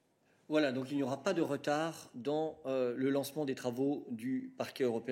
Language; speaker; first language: French; native; French